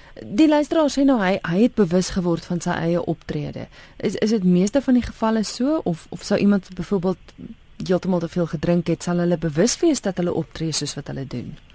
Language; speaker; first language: Afrikaans; native; Afrikaans